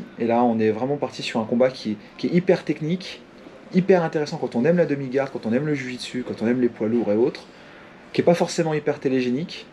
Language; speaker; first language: French; native; French